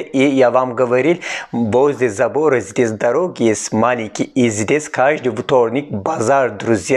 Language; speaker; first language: Russian; non-native, fluent; Turkish